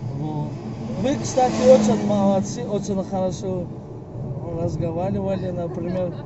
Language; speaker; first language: Russian; non-native, local second language; Tajik